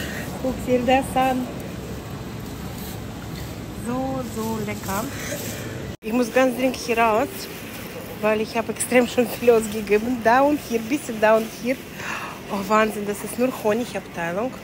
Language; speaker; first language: German; non-native, fluent; Latvian